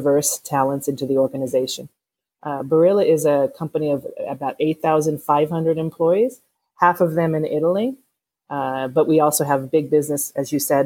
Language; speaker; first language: English; native; English